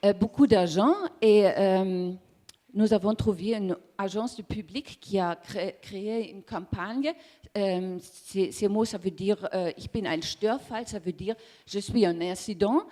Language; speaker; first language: French; non-native, learner; German